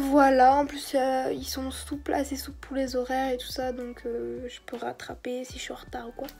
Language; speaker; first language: French; native; French